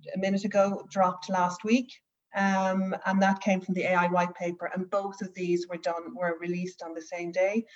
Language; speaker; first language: English; native; English